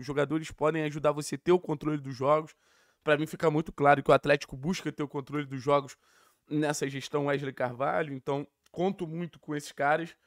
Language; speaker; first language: Portuguese; native; Portuguese